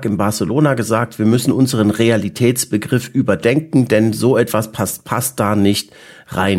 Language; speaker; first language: German; native; German